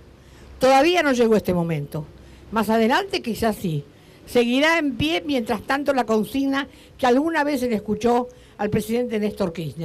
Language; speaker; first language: Spanish; native; Spanish